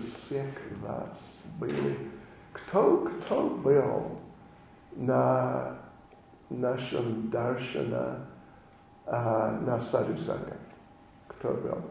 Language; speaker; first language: Russian; non-native, learner; English